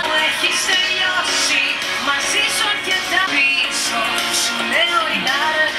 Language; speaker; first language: Greek; native; Greek